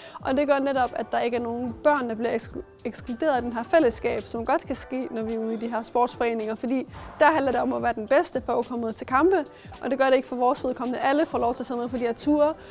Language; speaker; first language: Danish; early bilingual, other home language; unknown